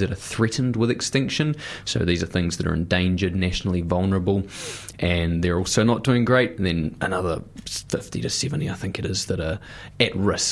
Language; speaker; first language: English; native; English